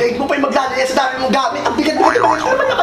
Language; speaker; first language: Filipino; native; Filipino